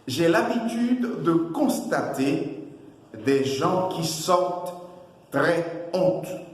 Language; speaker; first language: French; non-native, local second language; Haitian Creole